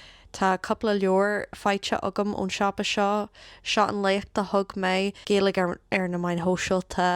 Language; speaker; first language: Irish; native; Irish